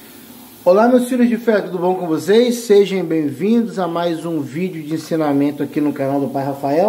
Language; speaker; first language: Portuguese; native; Portuguese